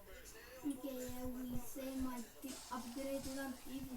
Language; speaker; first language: English; non-native, learner; Greek